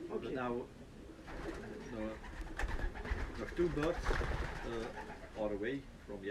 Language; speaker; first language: English; non-native, learner; Dutch